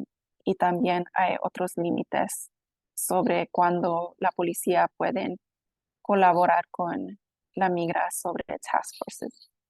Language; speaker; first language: Spanish; non-native, fluent; English